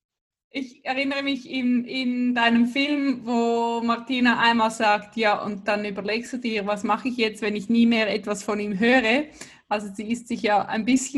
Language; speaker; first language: German; native; German